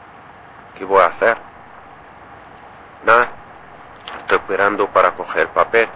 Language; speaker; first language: Spanish; non-native, learner; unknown